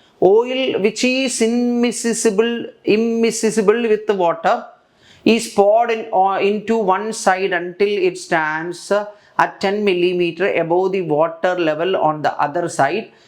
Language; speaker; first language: English; non-native, local second language; Malayalam